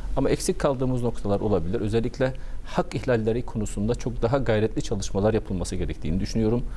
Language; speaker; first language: Turkish; early bilingual, heritage; Turkish